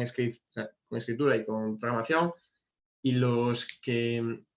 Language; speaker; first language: Spanish; native; Spanish